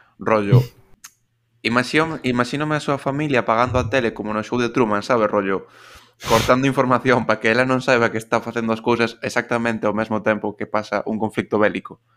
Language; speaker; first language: Galician; non-native, local second language; Spanish